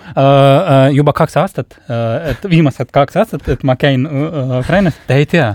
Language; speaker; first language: Estonian; non-native, local second language; Russian